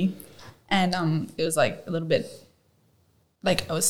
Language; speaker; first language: English; non-native, local second language; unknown